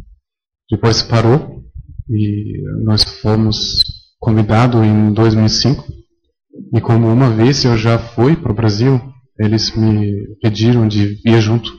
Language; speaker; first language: Portuguese; non-native, fluent; German